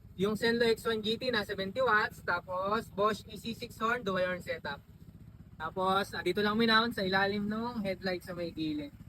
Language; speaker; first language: Filipino; native; Filipino